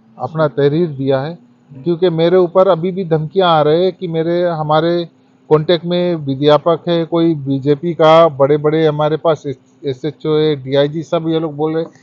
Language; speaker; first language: Hindi; early bilingual, heritage; Hindi